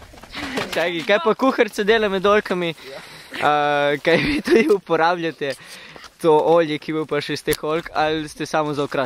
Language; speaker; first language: Slovenian; native; Slovenian